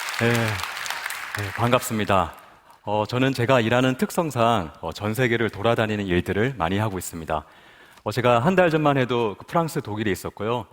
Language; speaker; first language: Korean; native; Korean